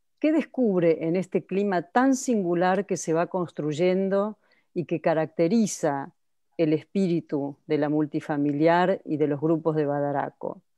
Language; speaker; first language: Spanish; native; Spanish